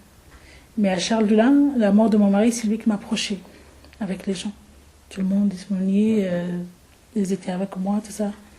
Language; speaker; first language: French; non-native, fluent; Arabic